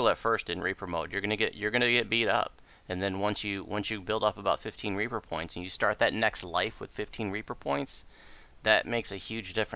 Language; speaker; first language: English; native; English